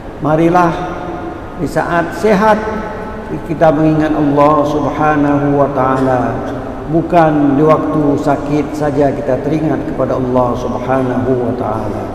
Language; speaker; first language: Malay; non-native, local second language; Achinese